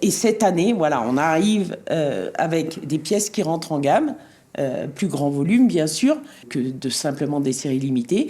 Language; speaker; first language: French; native; French